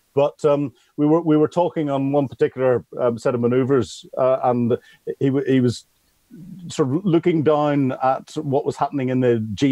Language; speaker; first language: English; native; English